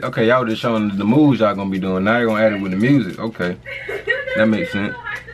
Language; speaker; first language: English; native; English